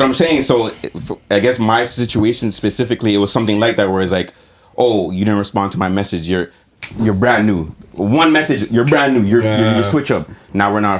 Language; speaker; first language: English; native; English